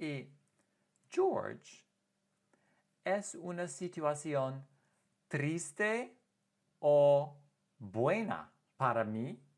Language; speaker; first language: Spanish; non-native, fluent; English